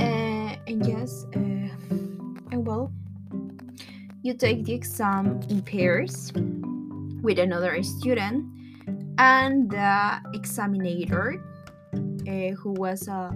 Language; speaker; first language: English; non-native, fluent; Spanish